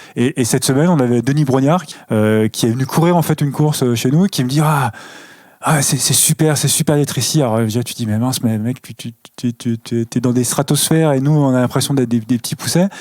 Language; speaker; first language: French; native; French